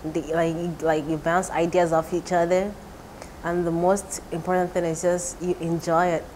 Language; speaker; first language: English; non-native, local second language; Igbo